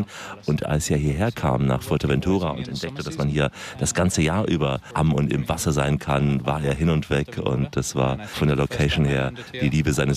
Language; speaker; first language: German; native; German